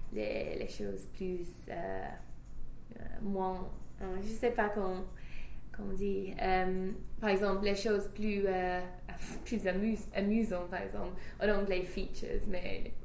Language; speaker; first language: French; non-native, fluent; English